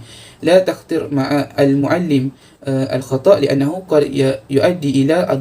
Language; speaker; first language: Arabic; non-native, learner; Malay